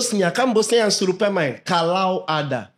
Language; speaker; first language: Indonesian; non-native, fluent; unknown